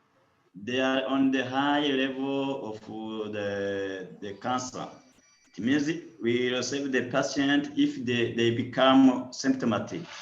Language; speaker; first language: English; non-native, learner; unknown